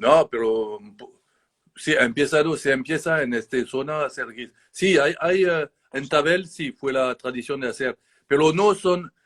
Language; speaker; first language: Spanish; non-native, learner; French